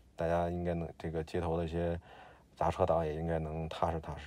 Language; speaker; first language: Chinese; native; Chinese